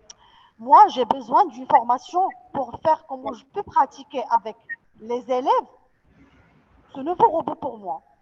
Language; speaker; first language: French; non-native, local second language; Arabic